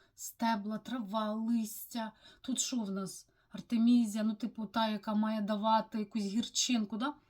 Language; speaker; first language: Ukrainian; non-native, local second language; Russian